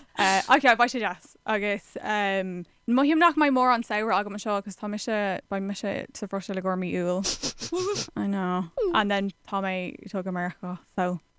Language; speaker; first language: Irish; non-native, local second language; English